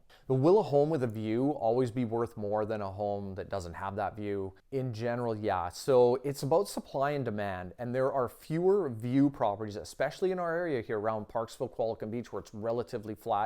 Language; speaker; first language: English; native; English